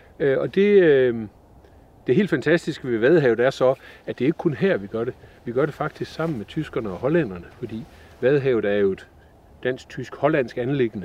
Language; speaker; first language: Danish; native; Danish